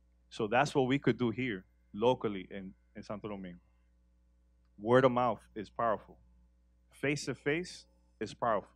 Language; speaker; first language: English; native; English